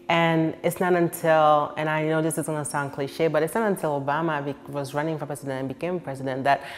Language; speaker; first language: English; early bilingual, other home language; Haitian Creole